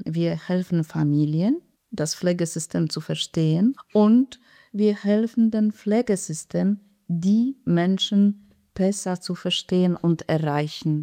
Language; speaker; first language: German; non-native, fluent; Polish